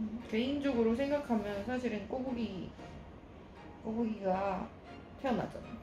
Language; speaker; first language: Korean; non-native, fluent; Chinese